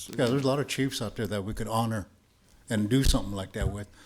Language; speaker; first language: English; early bilingual, other home language; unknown